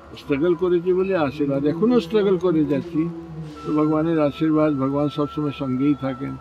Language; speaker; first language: Bangla; non-native, fluent; Hindi